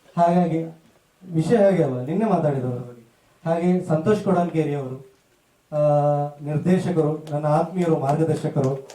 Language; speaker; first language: Kannada; native; Kannada